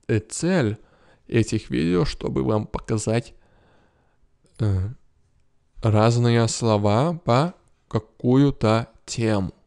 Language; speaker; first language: Russian; non-native, fluent; Lithuanian